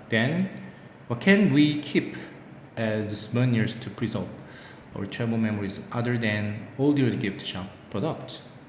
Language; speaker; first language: English; non-native, fluent; Korean